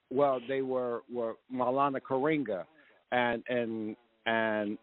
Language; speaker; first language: English; native; English